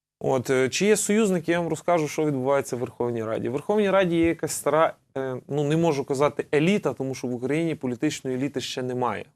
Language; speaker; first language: Ukrainian; native; Ukrainian